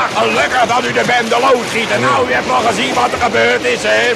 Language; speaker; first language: Dutch; native; Dutch